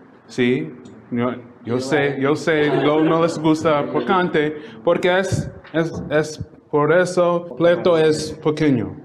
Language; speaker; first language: Spanish; non-native, learner; English